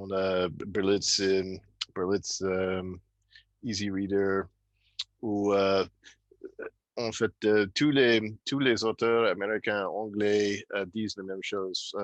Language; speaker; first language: French; non-native, fluent; English